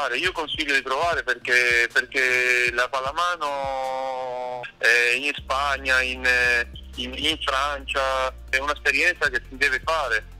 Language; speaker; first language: Italian; non-native, fluent; Spanish